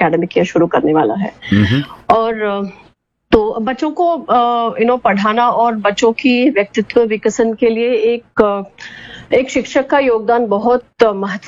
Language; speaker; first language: Hindi; non-native, local second language; Kannada